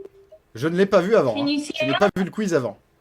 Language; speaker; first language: French; native; French